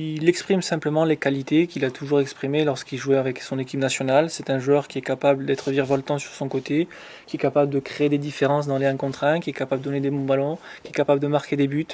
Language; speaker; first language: French; native; French